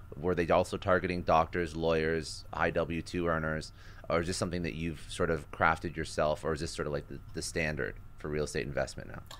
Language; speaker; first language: English; native; English